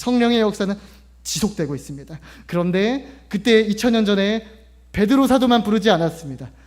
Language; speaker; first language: Korean; native; Korean